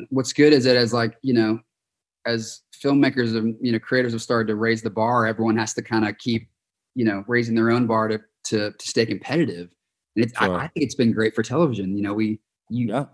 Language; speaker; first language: English; native; English